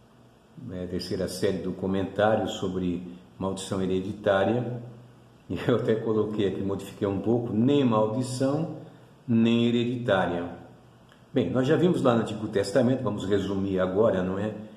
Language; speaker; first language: Portuguese; native; Portuguese